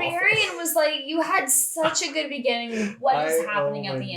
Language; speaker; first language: English; native; English